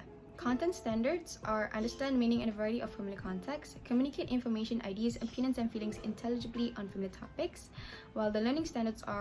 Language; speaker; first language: English; non-native, local second language; Malay